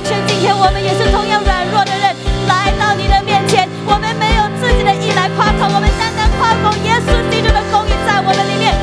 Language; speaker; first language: Chinese; native; Chinese